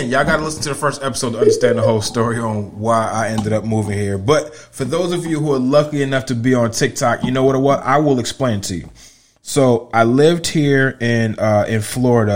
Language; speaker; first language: English; native; English